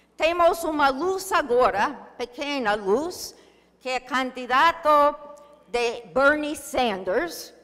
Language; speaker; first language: Portuguese; non-native, learner; English